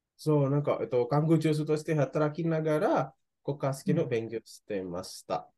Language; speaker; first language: Japanese; non-native, fluent; Indonesian